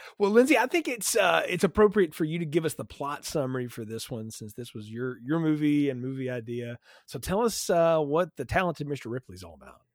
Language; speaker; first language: English; native; English